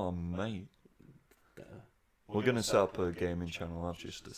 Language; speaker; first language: English; native; English